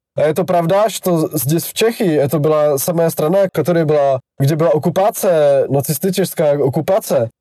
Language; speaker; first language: Russian; non-native, fluent; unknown